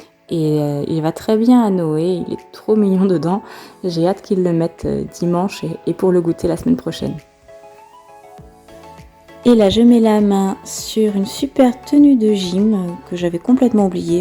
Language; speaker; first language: French; native; French